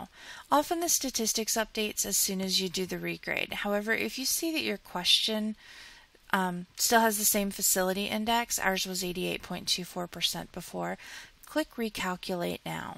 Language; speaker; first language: English; native; English